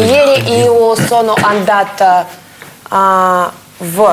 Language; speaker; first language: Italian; non-native, learner; Russian